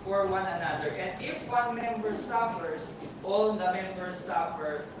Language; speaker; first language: English; non-native, local second language; Filipino